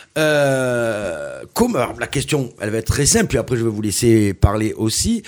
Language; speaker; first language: French; native; French